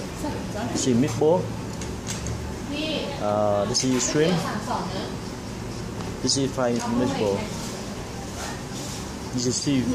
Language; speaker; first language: English; non-native, fluent; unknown